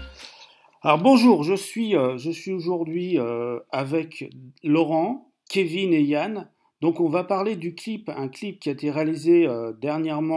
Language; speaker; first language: French; native; French